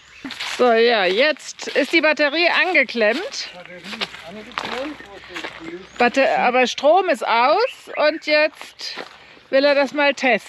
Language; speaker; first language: German; native; German